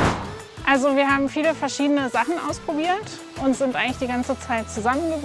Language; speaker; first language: German; native; German